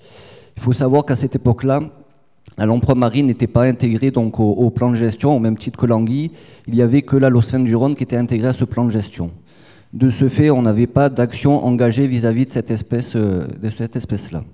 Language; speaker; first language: French; native; French